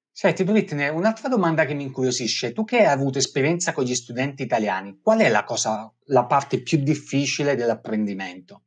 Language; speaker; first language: Italian; native; Italian